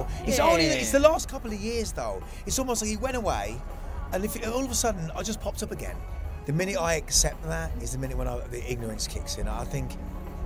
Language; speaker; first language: English; native; English